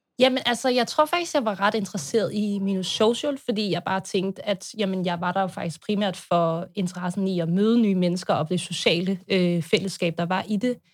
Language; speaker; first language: Danish; native; Danish